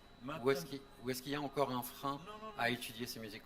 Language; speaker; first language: French; native; French